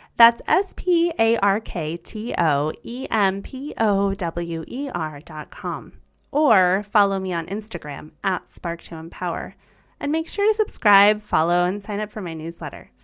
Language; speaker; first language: English; early bilingual, other home language; German